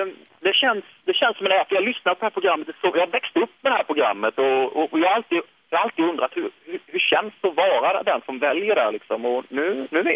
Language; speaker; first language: Swedish; native; Swedish